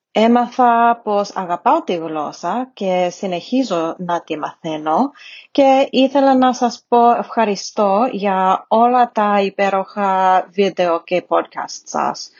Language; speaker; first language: Greek; non-native, learner; English